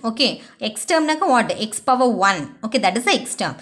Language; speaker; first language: English; non-native, local second language; Tamil